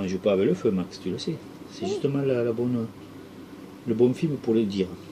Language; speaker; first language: French; native; French